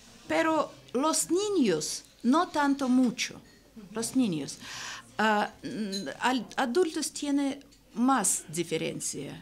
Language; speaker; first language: Spanish; non-native, learner; Russian